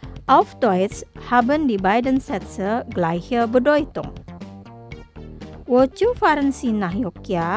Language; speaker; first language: German; non-native, fluent; Indonesian